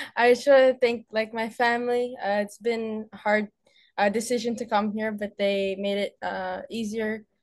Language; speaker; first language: English; native; English